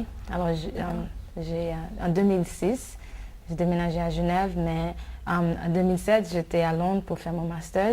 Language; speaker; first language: French; non-native, fluent; English